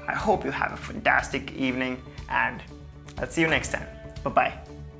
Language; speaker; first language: English; non-native, local second language; Hindi